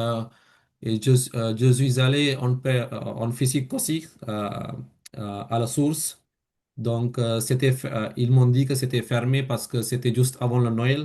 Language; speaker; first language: French; non-native, fluent; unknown